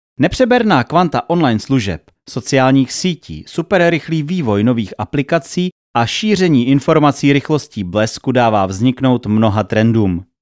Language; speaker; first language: Czech; native; Czech